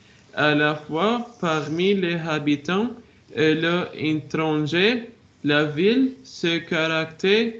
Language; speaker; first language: French; non-native, learner; Arabic